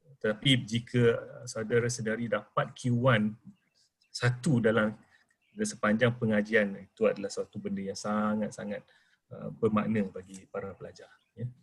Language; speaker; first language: Malay; native; Malay